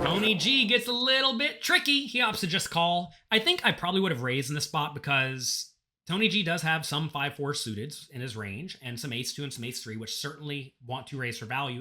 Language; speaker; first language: English; native; English